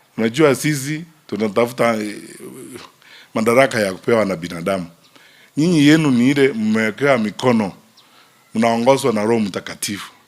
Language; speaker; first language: Swahili; non-native, local second language; Gusii